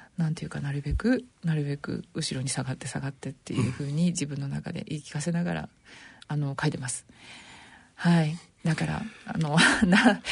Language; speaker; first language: Japanese; native; Japanese